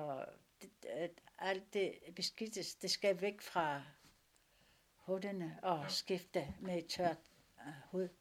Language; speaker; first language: Danish; non-native, local second language; Kalaallisut